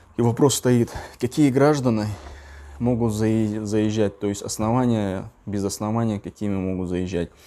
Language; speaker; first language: Russian; non-native, local second language; Uzbek